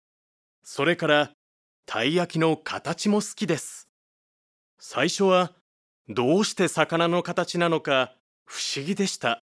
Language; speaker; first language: Japanese; non-native, learner; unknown